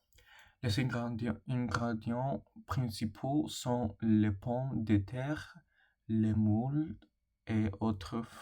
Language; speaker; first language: French; non-native, learner; English